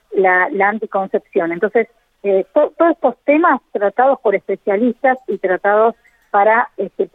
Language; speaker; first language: Spanish; native; Spanish